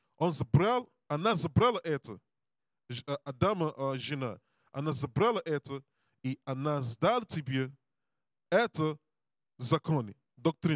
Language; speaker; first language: Russian; non-native, learner; English